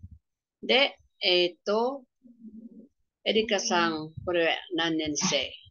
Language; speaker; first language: Japanese; non-native, fluent; Filipino